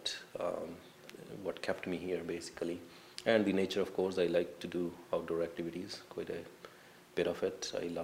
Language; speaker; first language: English; non-native, local second language; Punjabi